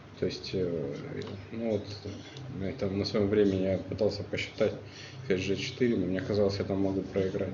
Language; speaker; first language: Russian; native; Russian